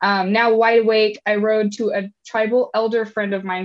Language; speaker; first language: English; native; English